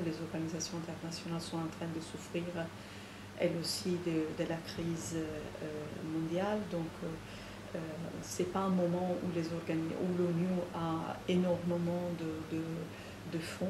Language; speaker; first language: French; non-native, fluent; Italian